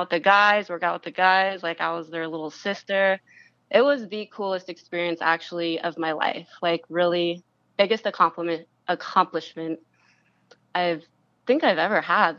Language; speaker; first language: English; native; English